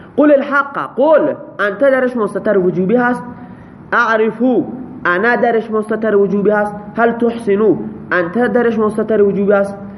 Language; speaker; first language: Persian; non-native, local second language; Baluchi